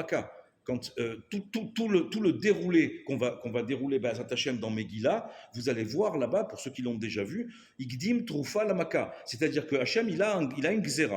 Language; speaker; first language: French; native; French